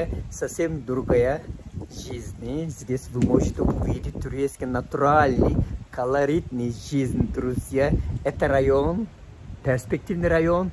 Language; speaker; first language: Russian; non-native, fluent; Turkish